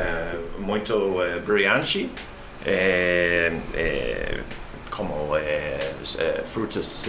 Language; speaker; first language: Portuguese; non-native, learner; English